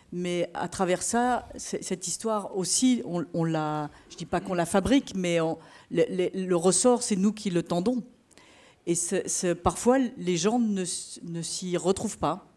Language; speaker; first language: French; native; French